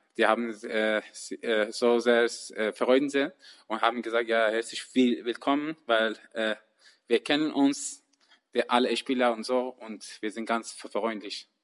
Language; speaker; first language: German; non-native, learner; Persian